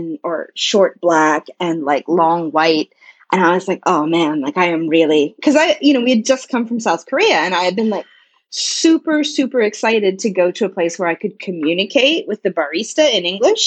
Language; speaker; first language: English; native; English